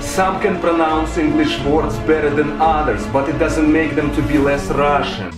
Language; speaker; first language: English; non-native, fluent; Russian